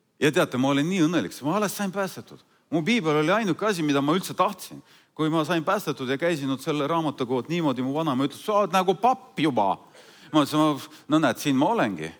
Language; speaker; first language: Estonian; non-native, fluent; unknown